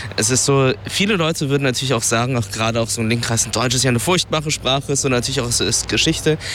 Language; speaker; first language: German; early bilingual, other home language; Vietnamese